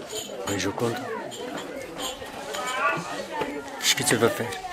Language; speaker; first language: French; non-native, learner; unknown